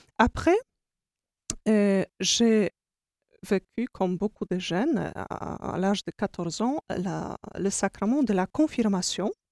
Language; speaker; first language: French; non-native, fluent; Polish